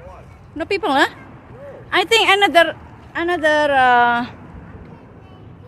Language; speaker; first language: English; non-native, learner; Malay